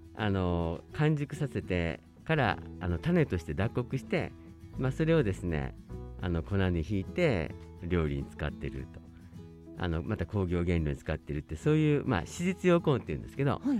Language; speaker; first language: Japanese; native; Japanese